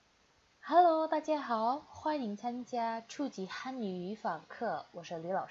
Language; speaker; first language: Chinese; non-native, fluent; Indonesian